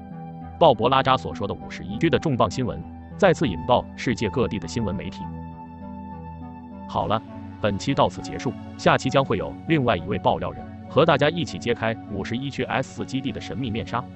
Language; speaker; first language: Chinese; native; Chinese